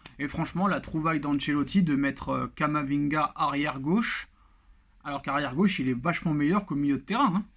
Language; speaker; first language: French; native; French